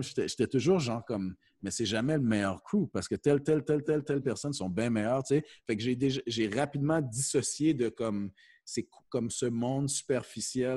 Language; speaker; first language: French; early bilingual, heritage; French